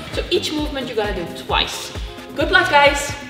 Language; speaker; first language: English; non-native, fluent; Dutch